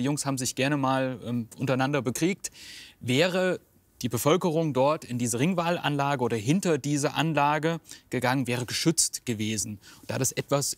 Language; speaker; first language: German; native; German